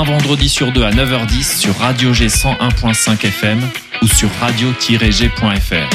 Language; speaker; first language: French; native; French